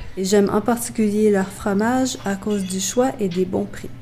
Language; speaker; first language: French; native; French